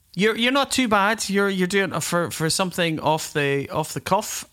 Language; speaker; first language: English; native; English